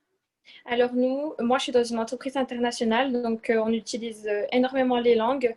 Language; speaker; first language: French; early bilingual, other home language; Portuguese